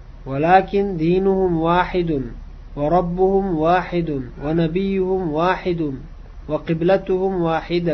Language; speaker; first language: Arabic; non-native, fluent; Uzbek